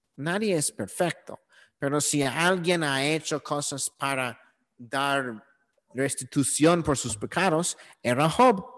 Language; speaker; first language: Spanish; non-native, learner; English